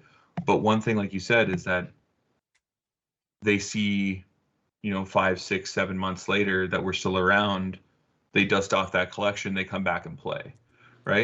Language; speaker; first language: English; native; English